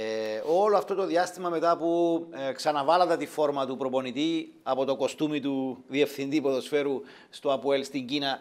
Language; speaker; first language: Greek; native; Greek